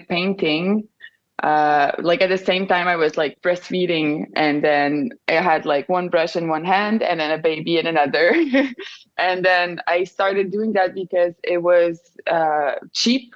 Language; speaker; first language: English; non-native, fluent; French